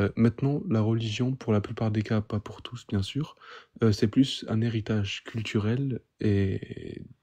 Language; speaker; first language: French; non-native, local second language; Arabic